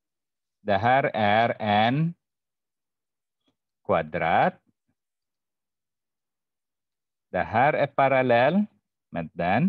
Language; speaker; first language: Swedish; non-native, fluent; Arabic